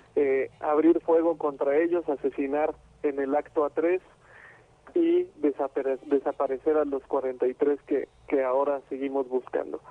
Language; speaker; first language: Spanish; native; Spanish